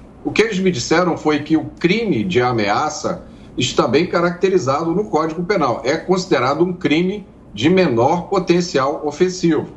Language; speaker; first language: Portuguese; native; Portuguese